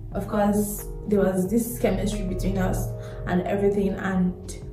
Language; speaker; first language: English; non-native, local second language; Yoruba